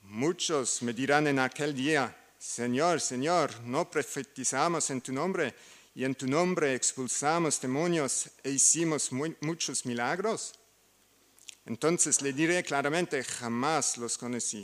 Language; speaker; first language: Spanish; non-native, learner; German